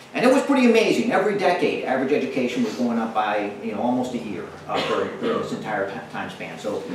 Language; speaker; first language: English; native; English